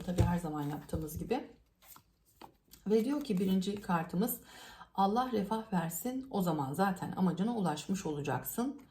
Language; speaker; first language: Turkish; native; Turkish